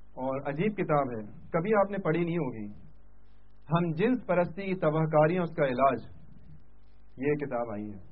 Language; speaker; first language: Urdu; non-native, local second language; Sindhi